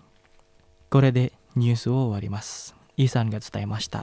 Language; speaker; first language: Japanese; non-native, fluent; Indonesian